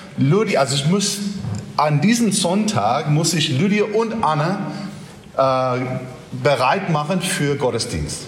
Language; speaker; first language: German; non-native, fluent; English